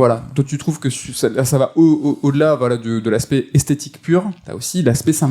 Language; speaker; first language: French; native; French